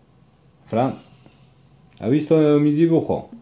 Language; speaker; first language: Spanish; non-native, learner; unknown